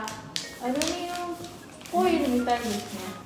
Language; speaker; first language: Japanese; non-native, learner; Filipino